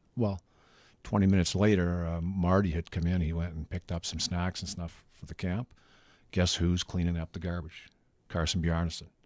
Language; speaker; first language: English; native; English